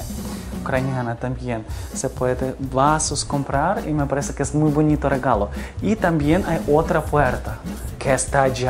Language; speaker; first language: Spanish; non-native, fluent; Ukrainian